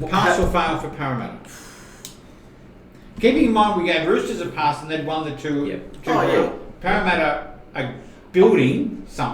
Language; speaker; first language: English; native; English